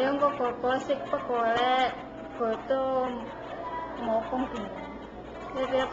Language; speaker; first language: Cantonese; non-native, learner; Indonesian